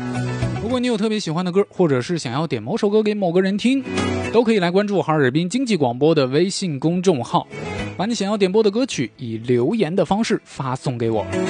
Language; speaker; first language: Chinese; native; Chinese